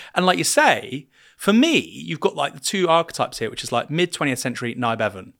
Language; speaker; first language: English; native; English